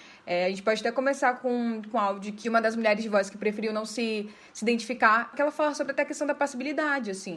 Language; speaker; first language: Portuguese; native; Portuguese